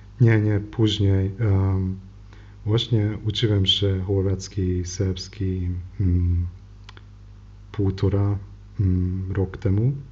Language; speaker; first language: Polish; non-native, learner; Hungarian